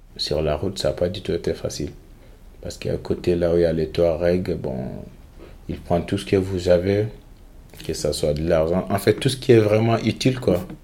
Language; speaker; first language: French; non-native, local second language; Fula